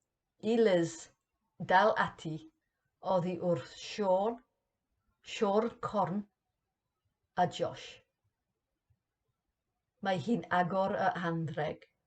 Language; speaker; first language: Welsh; non-native, learner; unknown